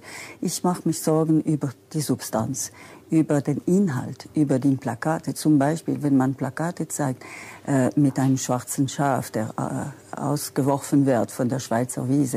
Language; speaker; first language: German; non-native, local second language; French